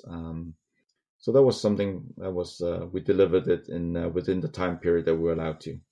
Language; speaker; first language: English; non-native, local second language; Cantonese